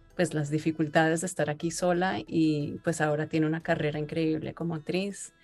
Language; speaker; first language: Spanish; early bilingual, heritage; Spanish